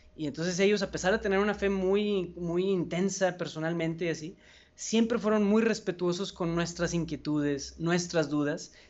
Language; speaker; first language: Spanish; native; Spanish